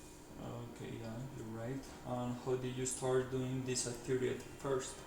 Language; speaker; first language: English; non-native, learner; Spanish